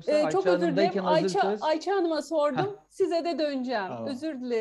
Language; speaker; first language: Turkish; native; Turkish